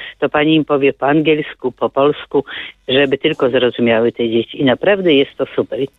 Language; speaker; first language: Polish; native; Polish